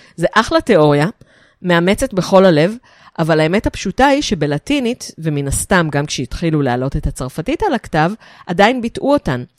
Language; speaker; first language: Hebrew; native; Hebrew